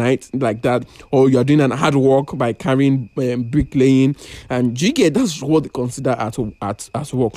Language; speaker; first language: English; non-native, local second language; Yoruba